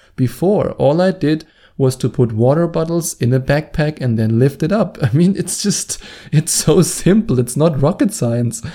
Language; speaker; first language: English; non-native, fluent; German